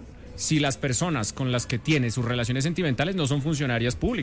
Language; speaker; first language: Spanish; native; Spanish